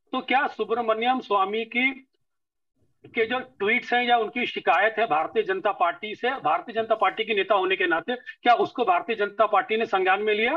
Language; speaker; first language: Hindi; native; Hindi